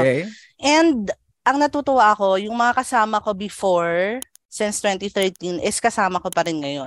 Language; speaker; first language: English; non-native, local second language; Filipino